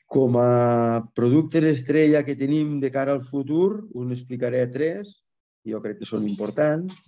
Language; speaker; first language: Catalan; native; Catalan